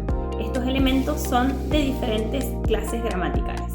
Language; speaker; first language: Spanish; native; Spanish